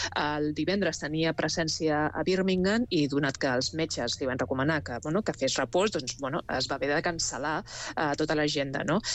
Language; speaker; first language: Catalan; non-native, local second language; Spanish